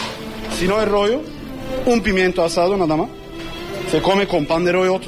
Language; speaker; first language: Spanish; non-native, learner; Turkish